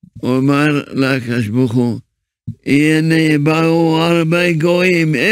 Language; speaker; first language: Hebrew; early bilingual, other home language; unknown